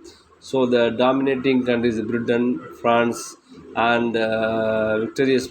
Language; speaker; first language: English; non-native, local second language; Tamil